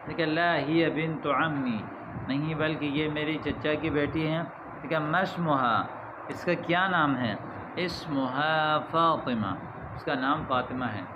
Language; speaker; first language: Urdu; native; Urdu